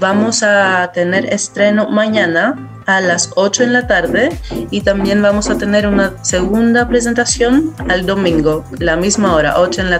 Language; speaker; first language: Spanish; non-native, fluent; Greek